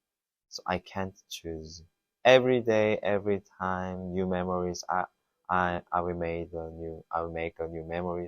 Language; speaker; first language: English; non-native, learner; Korean